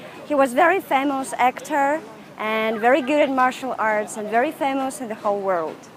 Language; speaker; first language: English; non-native, fluent; Russian